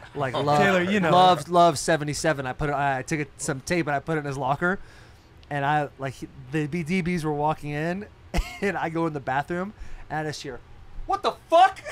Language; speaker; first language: English; native; English